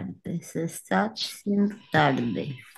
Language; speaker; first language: Spanish; non-native, learner; English